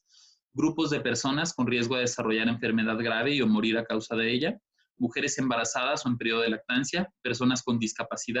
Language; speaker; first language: Spanish; native; Spanish